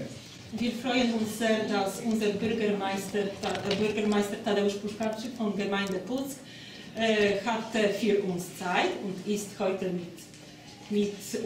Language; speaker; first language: German; non-native, learner; Polish